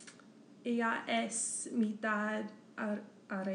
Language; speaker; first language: Spanish; non-native, learner; English